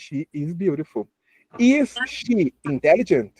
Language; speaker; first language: English; non-native, fluent; Portuguese